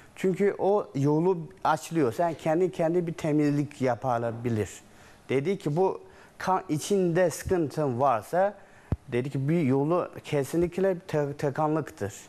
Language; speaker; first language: Turkish; non-native, learner; Chinese